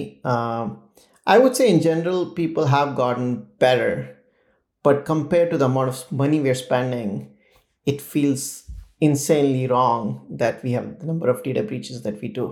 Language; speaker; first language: English; non-native, local second language; Hindi